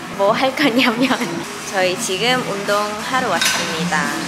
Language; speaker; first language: Korean; non-native, fluent; Malay